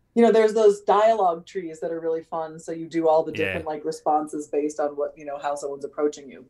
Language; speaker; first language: English; native; English